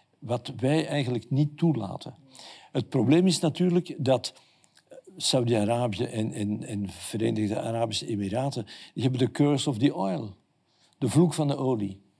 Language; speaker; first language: Dutch; native; Dutch